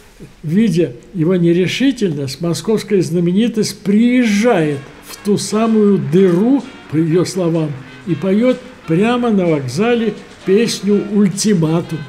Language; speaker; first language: Russian; native; Russian